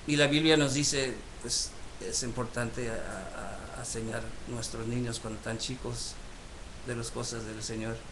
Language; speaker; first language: Spanish; early bilingual, heritage; Spanish